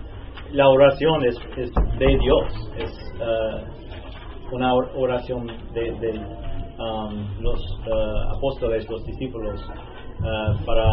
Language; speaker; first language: Spanish; non-native, learner; English